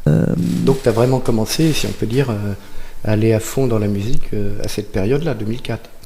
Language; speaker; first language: French; native; French